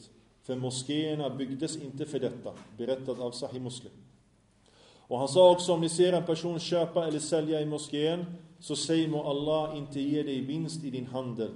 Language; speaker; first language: Swedish; early bilingual, other home language; Arabic